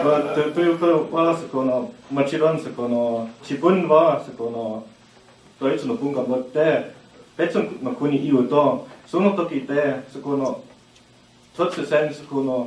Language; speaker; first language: Japanese; non-native, learner; German